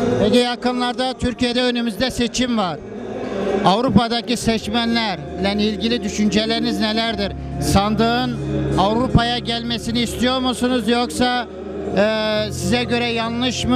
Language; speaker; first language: Turkish; native; Turkish